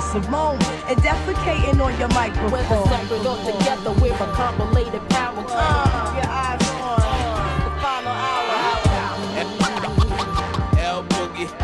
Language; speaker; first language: English; non-native, fluent; Greek